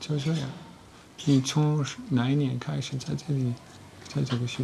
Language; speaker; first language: Chinese; non-native, fluent; Dutch